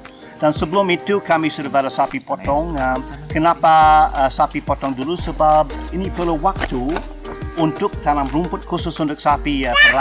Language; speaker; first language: Indonesian; non-native, fluent; English